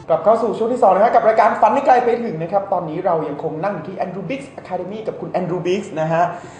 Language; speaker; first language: Thai; native; Thai